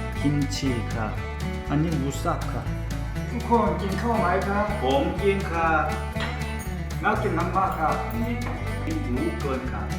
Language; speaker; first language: Thai; non-native, learner; Korean